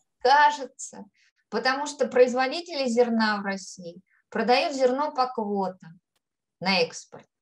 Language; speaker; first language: Russian; native; Russian